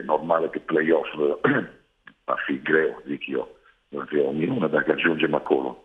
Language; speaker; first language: Romanian; non-native, fluent; Italian